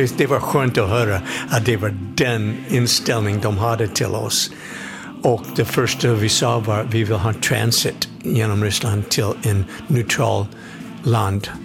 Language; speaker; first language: Swedish; non-native, fluent; English